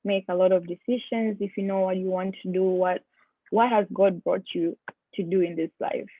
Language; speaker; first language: English; non-native, local second language; Swahili